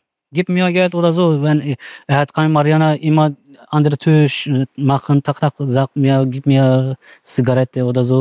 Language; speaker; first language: German; non-native, learner; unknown